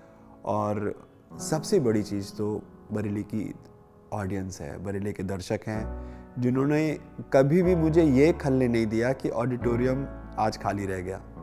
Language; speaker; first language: Hindi; native; Hindi